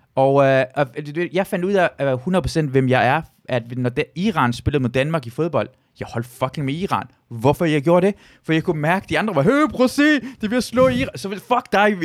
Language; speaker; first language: Danish; early bilingual, other home language; Persian